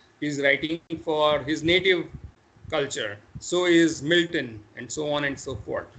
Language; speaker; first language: English; non-native, local second language; Marathi